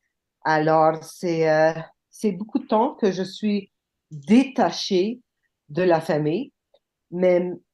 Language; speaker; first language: French; non-native, local second language; English